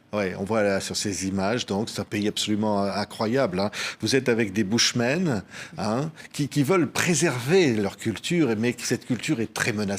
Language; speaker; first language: French; native; French